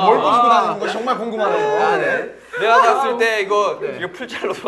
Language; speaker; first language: Korean; native; Korean